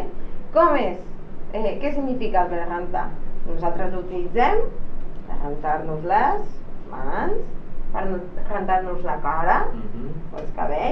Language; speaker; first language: Catalan; native; Catalan